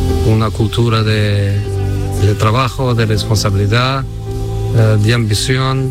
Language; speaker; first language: Spanish; non-native, fluent; Portuguese